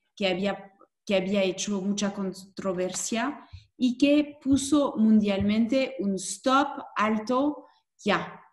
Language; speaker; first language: Spanish; non-native, fluent; French